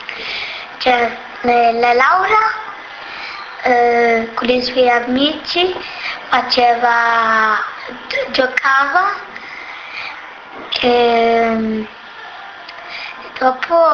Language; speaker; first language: Italian; non-native, local second language; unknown